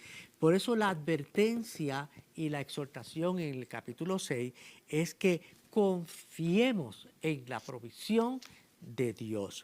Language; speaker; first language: Spanish; native; Spanish